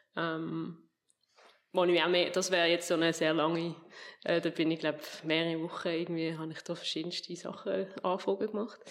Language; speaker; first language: German; native; German